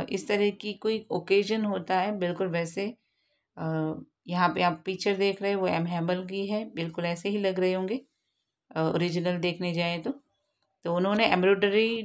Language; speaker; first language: Hindi; non-native, local second language; Gujarati